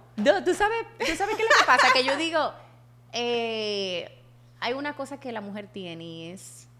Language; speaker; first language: Spanish; native; Spanish